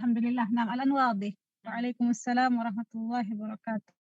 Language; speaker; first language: Arabic; non-native, learner; Indonesian